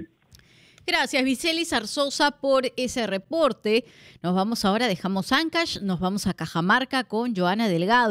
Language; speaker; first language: Spanish; native; Spanish